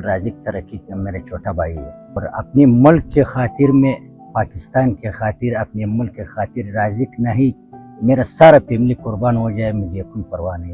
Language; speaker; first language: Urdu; non-native, local second language; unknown